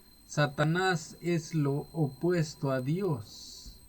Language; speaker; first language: Spanish; native; Spanish